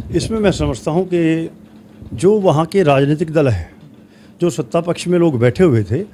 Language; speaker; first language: Hindi; native; Hindi